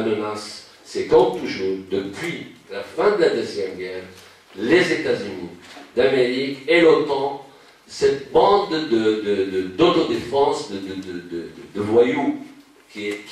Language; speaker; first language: French; non-native, local second language; Arabic